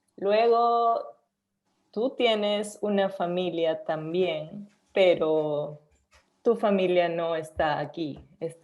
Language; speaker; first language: Spanish; non-native, learner; English